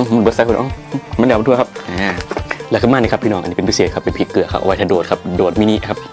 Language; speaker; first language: Thai; non-native, local second language; Northeastern Thai